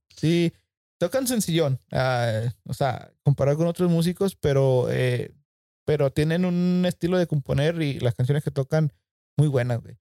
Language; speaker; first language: Spanish; early bilingual, heritage; Spanish